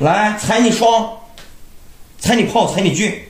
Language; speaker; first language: Chinese; native; Chinese